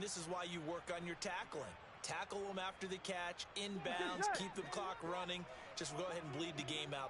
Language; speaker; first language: English; native; English